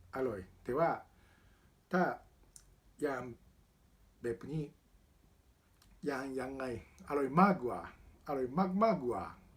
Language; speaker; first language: Thai; non-native, learner; Japanese